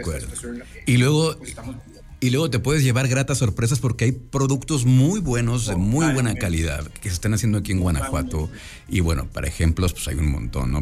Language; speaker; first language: Spanish; native; Spanish